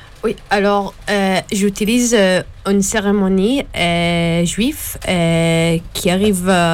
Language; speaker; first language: French; non-native, learner; Hebrew